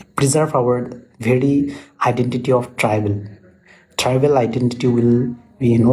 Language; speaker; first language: English; non-native, local second language; Assamese